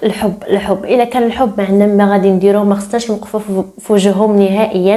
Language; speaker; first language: Arabic; native; Arabic